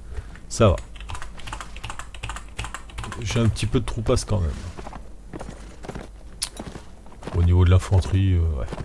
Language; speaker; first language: French; native; French